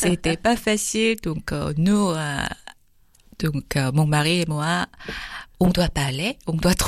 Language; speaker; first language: French; non-native, fluent; Korean